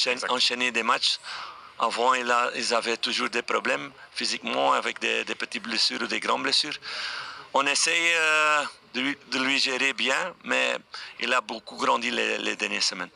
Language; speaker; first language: French; non-native, fluent; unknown